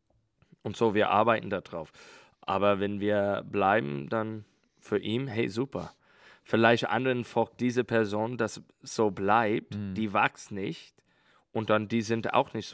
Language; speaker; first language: German; non-native, learner; English